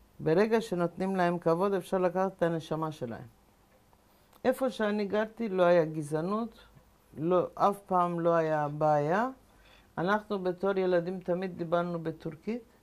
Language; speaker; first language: Hebrew; non-native, fluent; Ladino